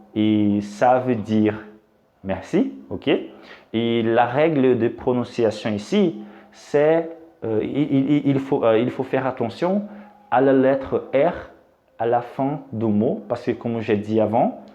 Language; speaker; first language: French; non-native, fluent; Portuguese